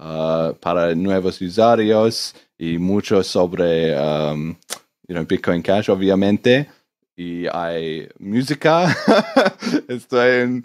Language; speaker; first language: Spanish; non-native, learner; English